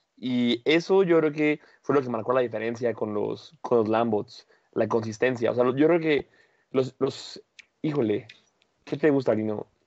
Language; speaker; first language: Spanish; native; Spanish